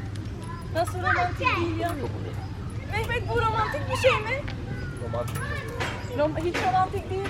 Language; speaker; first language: Turkish; non-native, fluent; Albanian